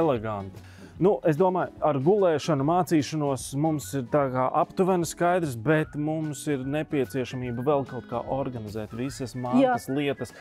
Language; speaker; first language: Latvian; native; Latvian